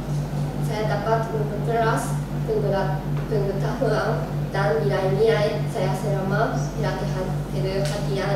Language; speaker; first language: Indonesian; non-native, learner; Japanese